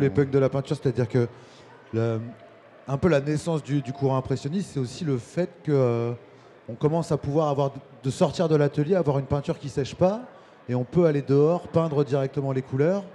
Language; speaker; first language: French; native; French